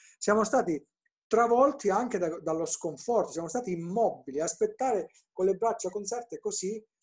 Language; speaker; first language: Italian; native; Italian